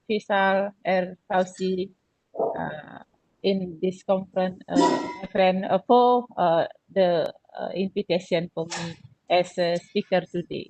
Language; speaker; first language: English; non-native, learner; Indonesian